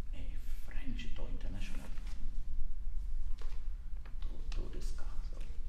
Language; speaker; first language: Japanese; non-native, learner; Italian